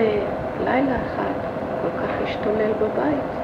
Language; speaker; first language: Hebrew; early bilingual, other home language; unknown